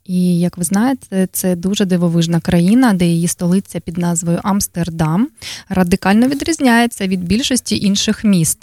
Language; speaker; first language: Ukrainian; native; Ukrainian